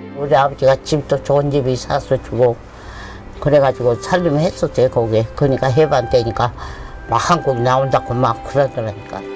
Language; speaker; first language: Korean; non-native, fluent; Japanese